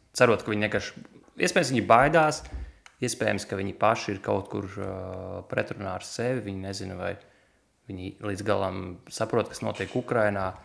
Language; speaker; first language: Latvian; native; Latvian